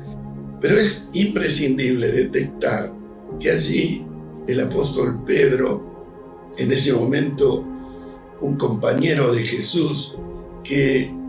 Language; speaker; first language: Spanish; native; Spanish